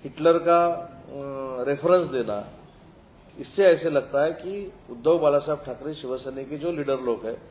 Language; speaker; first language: Hindi; non-native, local second language; Marathi